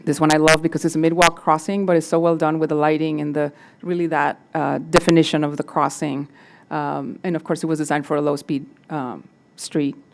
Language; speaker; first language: English; non-native, fluent; Spanish